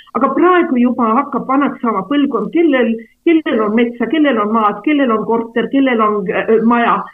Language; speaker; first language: Estonian; native; Estonian